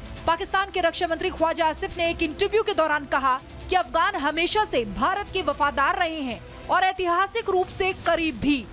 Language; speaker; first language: Hindi; native; Hindi